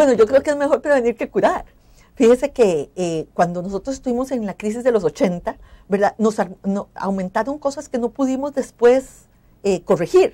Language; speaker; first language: Spanish; native; Spanish